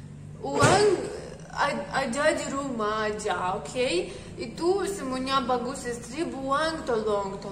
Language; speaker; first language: Indonesian; non-native, learner; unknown